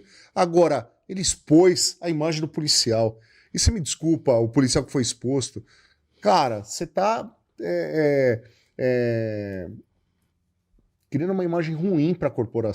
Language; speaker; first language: Portuguese; native; Portuguese